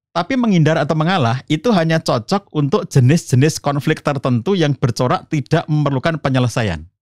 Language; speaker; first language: Indonesian; native; Indonesian